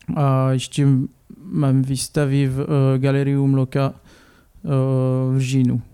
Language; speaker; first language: Czech; non-native, fluent; French